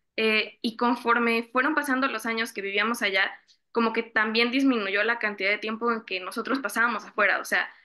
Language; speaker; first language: Spanish; native; Spanish